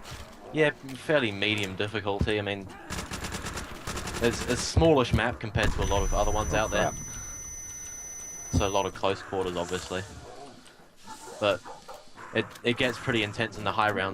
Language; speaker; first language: English; native; English